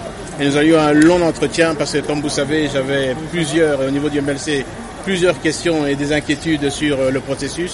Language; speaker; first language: French; non-native, local second language; Lingala